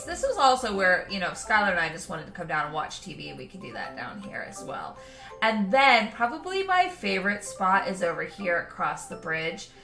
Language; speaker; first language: English; native; English